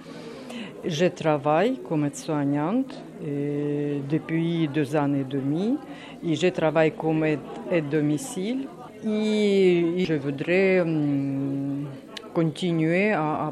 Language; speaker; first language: French; non-native, learner; Russian